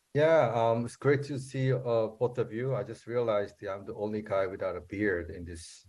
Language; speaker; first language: English; non-native, fluent; Korean